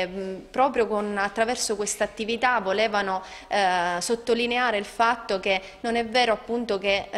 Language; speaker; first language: Italian; native; Italian